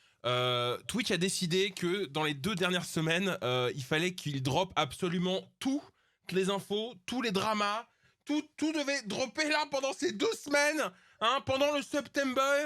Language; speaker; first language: French; native; French